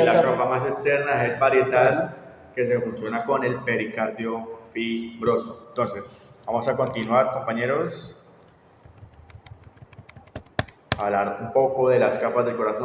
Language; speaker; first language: Spanish; native; Spanish